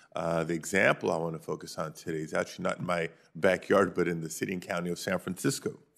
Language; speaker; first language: English; native; English